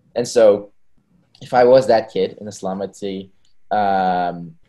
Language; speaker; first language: English; early bilingual, other home language; Hebrew